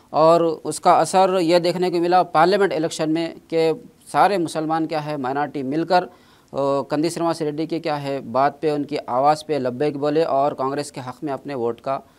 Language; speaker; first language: Urdu; native; Urdu